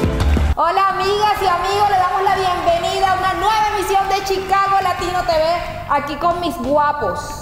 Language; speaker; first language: Spanish; native; Spanish